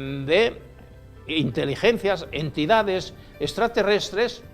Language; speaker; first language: Spanish; native; Spanish